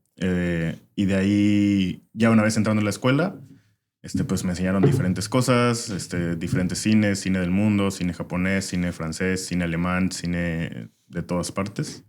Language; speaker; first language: Spanish; native; Spanish